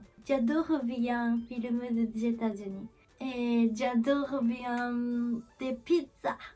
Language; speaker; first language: French; non-native, learner; Japanese